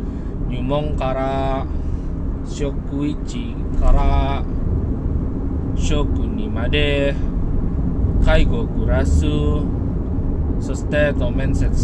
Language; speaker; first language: Japanese; non-native, learner; Indonesian